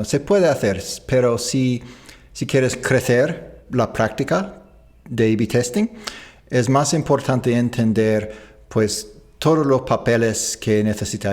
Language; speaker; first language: Spanish; non-native, fluent; English